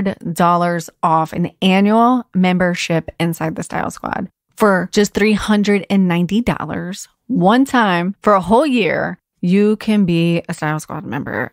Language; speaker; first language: English; native; English